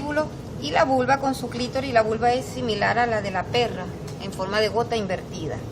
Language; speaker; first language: Spanish; native; Spanish